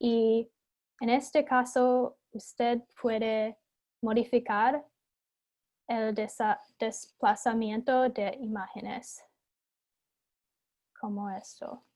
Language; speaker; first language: Spanish; non-native, fluent; English